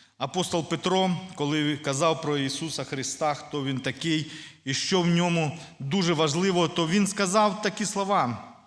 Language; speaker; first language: Ukrainian; non-native, local second language; Russian